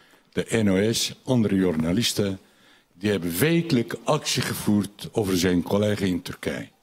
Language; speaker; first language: Dutch; non-native, local second language; Turkish